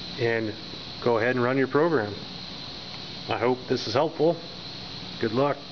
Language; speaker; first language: English; native; English